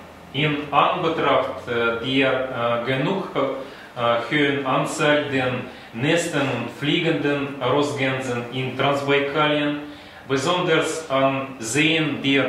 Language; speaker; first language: German; non-native, learner; Russian